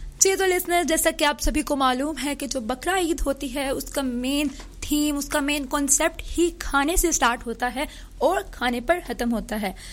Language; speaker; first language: Urdu; early bilingual, heritage; Urdu